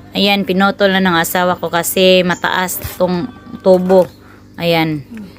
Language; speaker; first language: Filipino; non-native, local second language; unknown